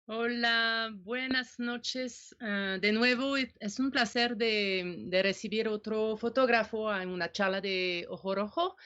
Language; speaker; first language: Spanish; non-native, fluent; French